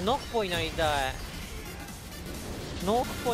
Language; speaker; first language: Japanese; native; Japanese